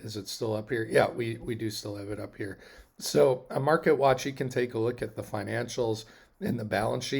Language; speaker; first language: English; native; English